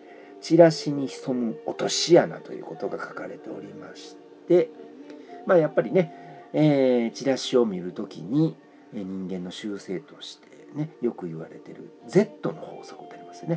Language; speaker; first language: Japanese; native; Japanese